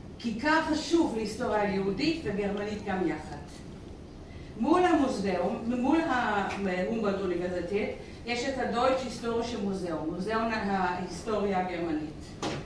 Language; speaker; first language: Hebrew; non-native, fluent; German